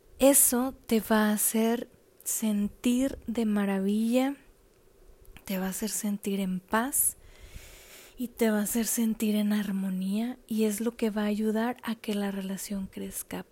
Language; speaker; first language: Spanish; native; Spanish